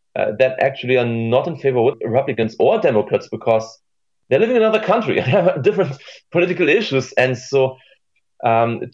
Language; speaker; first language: English; non-native, fluent; German